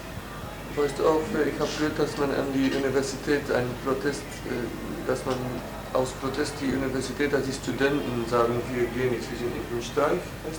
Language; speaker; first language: German; non-native, learner; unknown